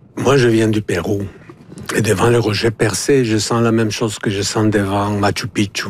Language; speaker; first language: French; non-native, fluent; Spanish